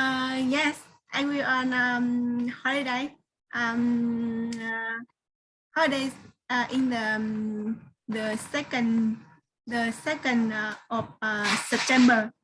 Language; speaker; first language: English; non-native, learner; Vietnamese